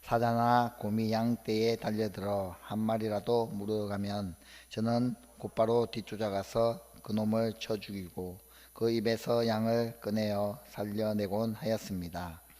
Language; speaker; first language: Korean; native; Korean